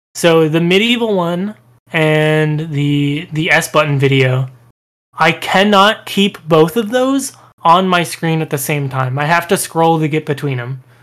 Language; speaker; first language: English; native; English